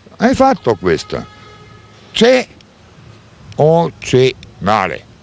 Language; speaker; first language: Italian; non-native, learner; German